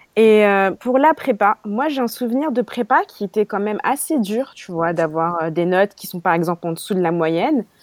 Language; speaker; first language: French; native; French